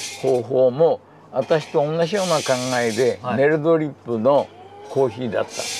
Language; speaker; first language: Japanese; native; Japanese